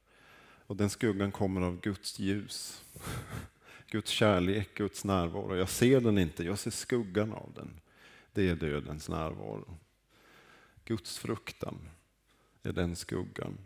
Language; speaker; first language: Swedish; native; Swedish